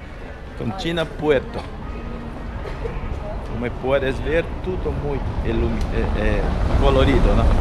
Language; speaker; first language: Spanish; non-native, learner; Portuguese